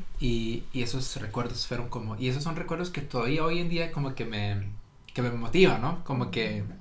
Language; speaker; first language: Spanish; early bilingual, heritage; Norwegian